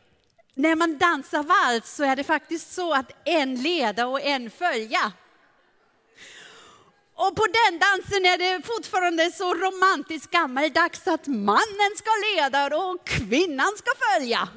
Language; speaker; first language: Swedish; non-native, fluent; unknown